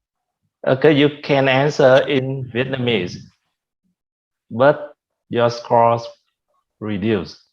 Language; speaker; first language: English; non-native, fluent; Vietnamese